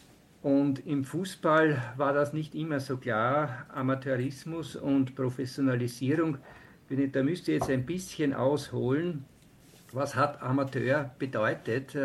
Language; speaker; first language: German; native; German